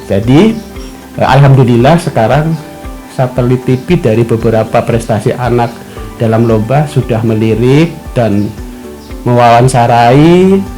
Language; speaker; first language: Indonesian; non-native, local second language; Javanese